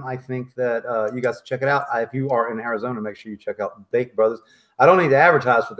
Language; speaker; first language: English; native; English